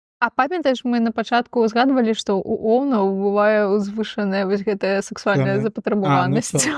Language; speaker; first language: Belarusian; non-native, local second language; Russian